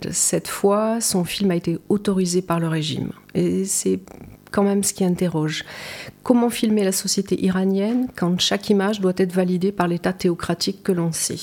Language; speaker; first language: French; native; French